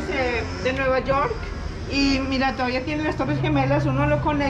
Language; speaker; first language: Spanish; native; Spanish